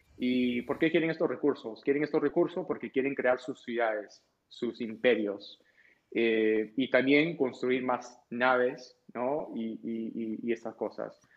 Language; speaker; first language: Spanish; early bilingual, heritage; Spanish